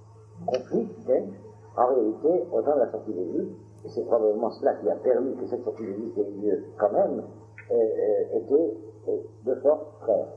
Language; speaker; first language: French; native; French